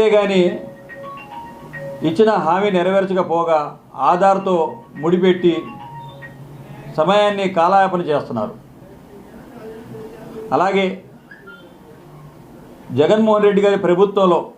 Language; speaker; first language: Telugu; native; Telugu